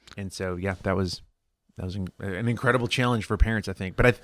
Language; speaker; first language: English; early bilingual, other home language; Spanish